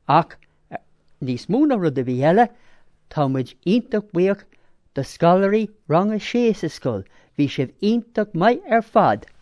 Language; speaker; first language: Irish; non-native, local second language; English